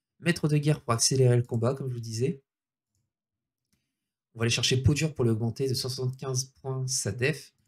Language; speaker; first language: French; native; French